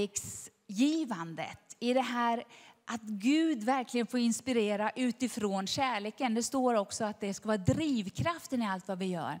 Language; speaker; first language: Swedish; native; Swedish